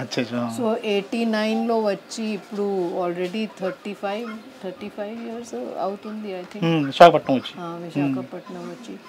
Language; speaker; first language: Telugu; non-native, learner; Hindi